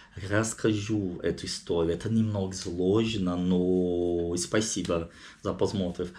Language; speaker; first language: Russian; non-native, learner; Portuguese